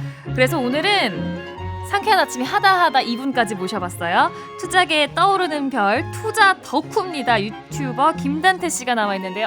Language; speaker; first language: Korean; native; Korean